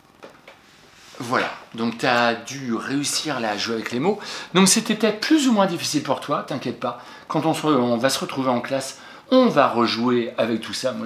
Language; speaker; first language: French; native; French